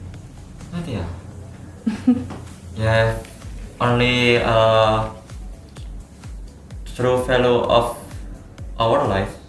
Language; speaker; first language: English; non-native, learner; Indonesian